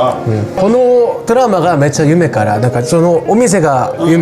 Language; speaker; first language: Japanese; non-native, learner; Korean